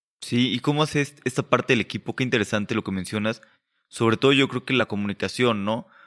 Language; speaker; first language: Spanish; native; Spanish